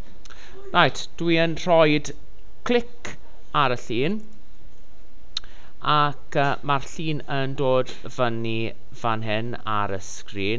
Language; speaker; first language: Welsh; non-native, local second language; English